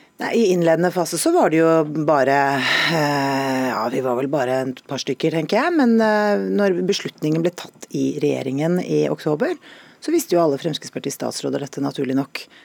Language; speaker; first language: Norwegian; native; Norwegian